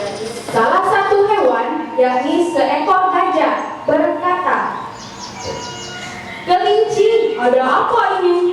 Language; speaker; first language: Indonesian; native; Indonesian